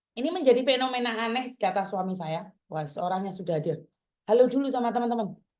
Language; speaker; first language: Indonesian; native; Indonesian